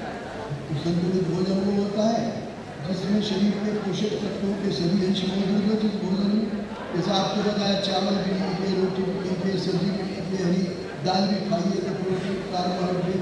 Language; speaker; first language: Hindi; native; Hindi